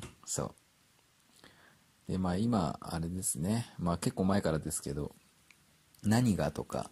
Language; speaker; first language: Japanese; native; Japanese